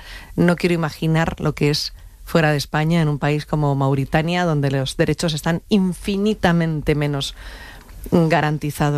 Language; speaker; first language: Spanish; native; Spanish